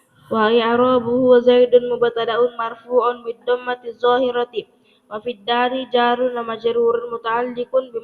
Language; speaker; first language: Arabic; non-native, learner; Indonesian